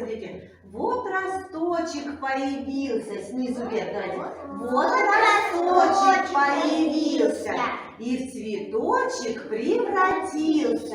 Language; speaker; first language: Russian; native; Russian